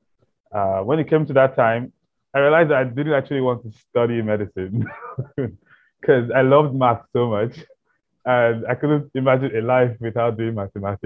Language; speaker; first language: English; non-native, local second language; Igbo